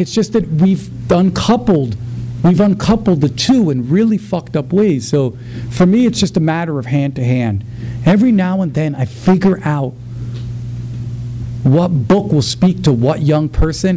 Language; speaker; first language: English; early bilingual, other home language; Spanish